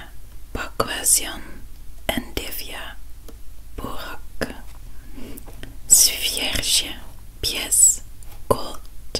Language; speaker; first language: Polish; non-native, learner; Dutch